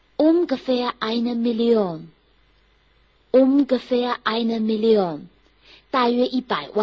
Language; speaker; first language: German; non-native, fluent; Chinese